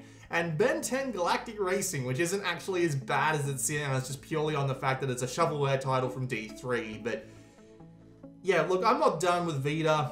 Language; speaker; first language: English; native; English